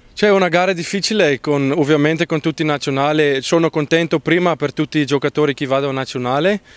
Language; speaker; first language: Italian; non-native, learner; Afrikaans